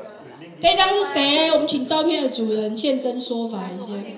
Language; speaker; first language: Chinese; native; Chinese